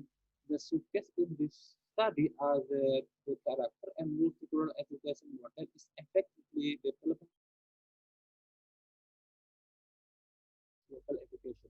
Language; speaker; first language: English; non-native, learner; Indonesian